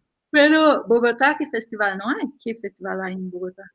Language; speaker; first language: Spanish; non-native, fluent; Portuguese